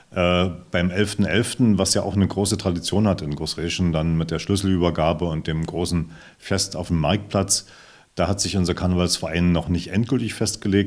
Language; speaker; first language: German; native; German